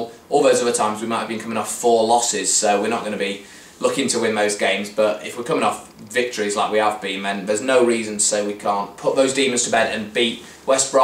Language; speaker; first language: English; native; English